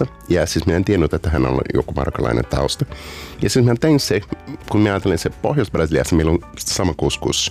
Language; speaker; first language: Finnish; non-native, fluent; Portuguese